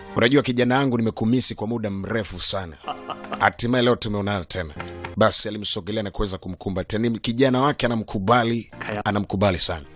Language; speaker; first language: Swahili; native; Swahili